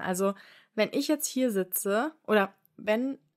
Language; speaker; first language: German; native; German